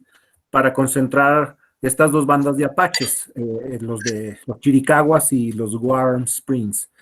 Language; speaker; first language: Spanish; native; Spanish